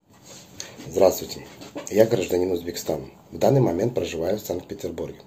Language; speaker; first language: Russian; non-native, fluent; Uzbek